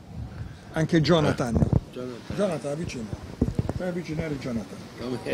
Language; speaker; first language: Italian; native; Italian